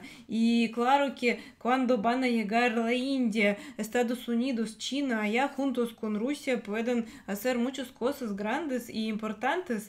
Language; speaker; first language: Spanish; non-native, fluent; Russian